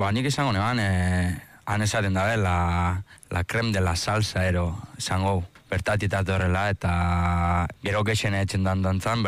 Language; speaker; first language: Basque; native; Basque